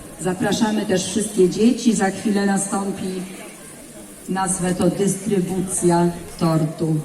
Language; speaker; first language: Polish; native; Polish